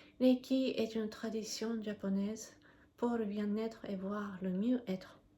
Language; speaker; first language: French; non-native, fluent; Japanese